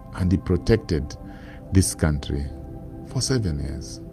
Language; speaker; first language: English; non-native, local second language; Bemba